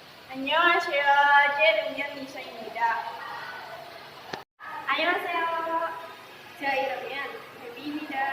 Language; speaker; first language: Korean; non-native, learner; Indonesian